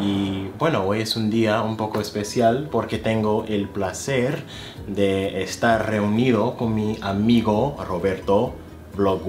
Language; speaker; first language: Spanish; non-native, fluent; English